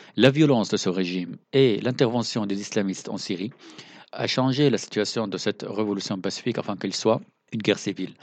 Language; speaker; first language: French; non-native, fluent; Arabic